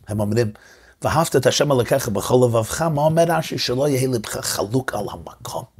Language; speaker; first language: Hebrew; non-native, fluent; English